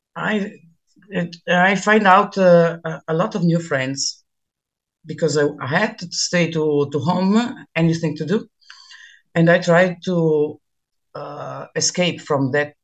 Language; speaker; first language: English; non-native, learner; Italian